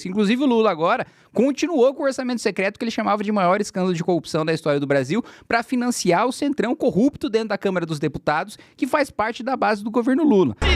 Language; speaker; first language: Portuguese; native; Portuguese